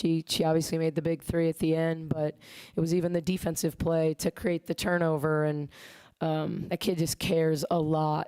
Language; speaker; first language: English; native; English